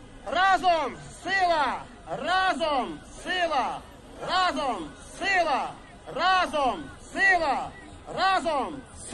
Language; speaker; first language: Ukrainian; native; Ukrainian